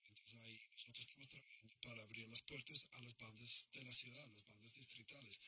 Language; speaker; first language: Spanish; non-native, fluent; English